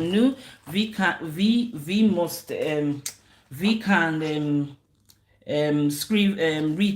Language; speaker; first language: Swedish; non-native, learner; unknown